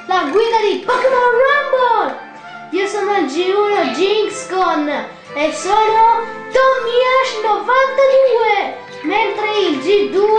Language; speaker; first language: Italian; native; Italian